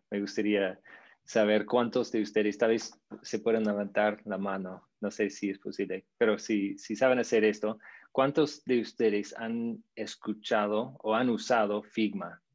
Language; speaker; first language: Spanish; non-native, fluent; English